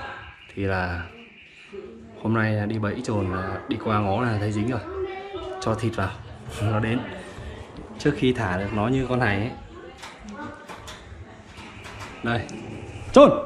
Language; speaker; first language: Vietnamese; native; Vietnamese